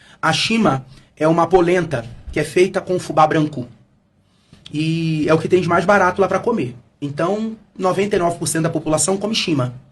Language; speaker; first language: Portuguese; native; Portuguese